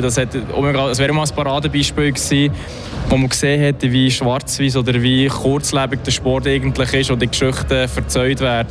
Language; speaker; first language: German; native; German